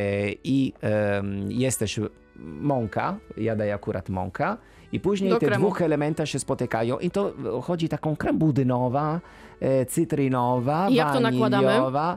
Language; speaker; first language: Polish; non-native, fluent; Italian